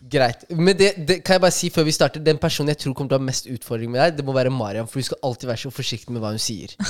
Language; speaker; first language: Norwegian; early bilingual, other home language; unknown